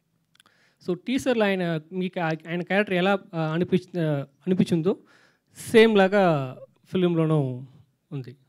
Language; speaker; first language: Telugu; non-native, learner; Tamil